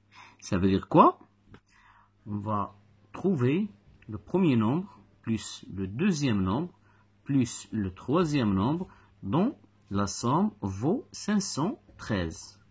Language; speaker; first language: French; non-native, local second language; Arabic